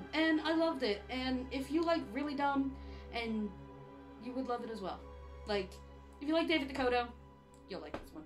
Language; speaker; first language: English; native; English